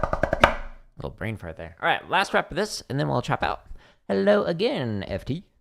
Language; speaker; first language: English; native; English